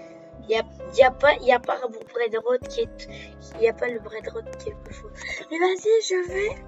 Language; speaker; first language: French; native; French